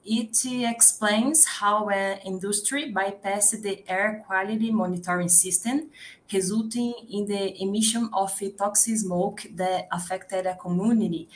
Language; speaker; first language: English; non-native, learner; Portuguese